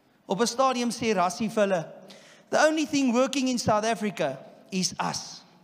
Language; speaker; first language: English; non-native, local second language; Afrikaans